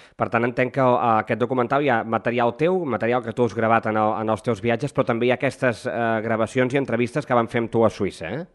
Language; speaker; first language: Catalan; native; Catalan